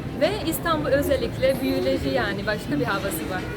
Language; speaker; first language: Turkish; non-native, fluent; Portuguese